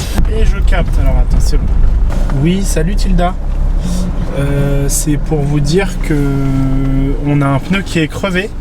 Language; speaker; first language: French; native; French